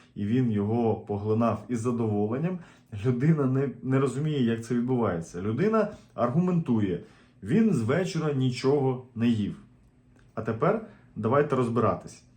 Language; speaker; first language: Ukrainian; native; Ukrainian